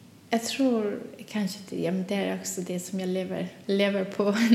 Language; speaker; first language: Swedish; non-native, learner; Faroese